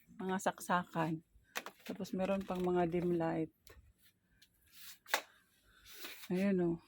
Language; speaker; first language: Filipino; native; Filipino